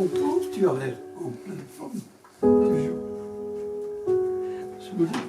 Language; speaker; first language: French; non-native, local second language; Dutch